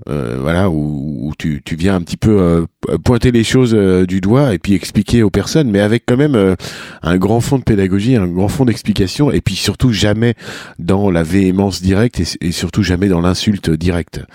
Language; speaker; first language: French; native; French